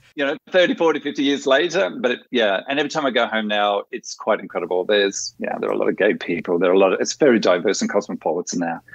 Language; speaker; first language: English; native; English